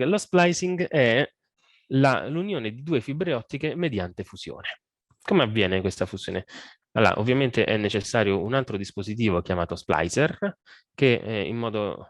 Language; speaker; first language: Italian; native; Italian